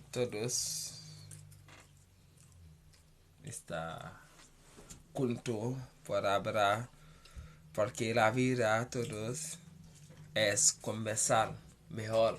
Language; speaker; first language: Spanish; non-native, learner; Haitian Creole